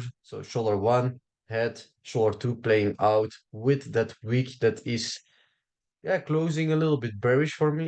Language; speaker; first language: English; non-native, fluent; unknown